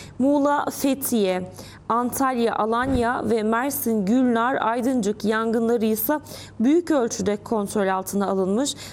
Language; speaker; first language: Turkish; early bilingual, heritage; Turkish